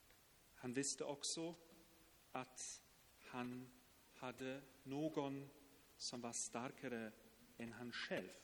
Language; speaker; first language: Swedish; non-native, fluent; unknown